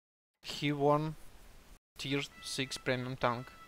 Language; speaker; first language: English; non-native, learner; Russian